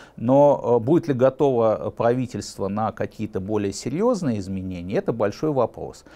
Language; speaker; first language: Russian; native; Russian